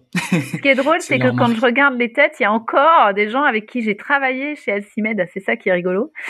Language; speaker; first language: French; native; French